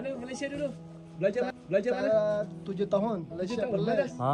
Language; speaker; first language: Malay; non-native, learner; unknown